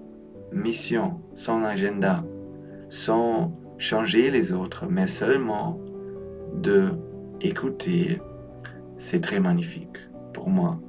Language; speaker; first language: French; non-native, learner; Polish